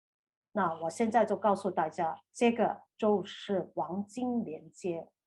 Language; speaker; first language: Chinese; native; Chinese